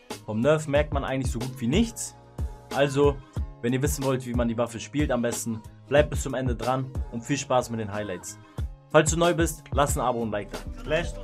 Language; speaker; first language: German; native; German